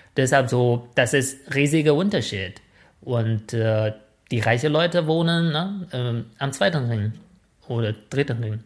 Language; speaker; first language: German; non-native, fluent; Chinese